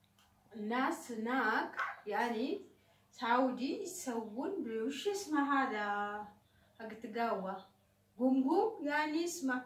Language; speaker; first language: Arabic; non-native, learner; Oromo